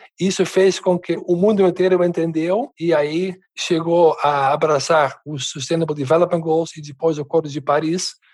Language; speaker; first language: Portuguese; non-native, fluent; Dutch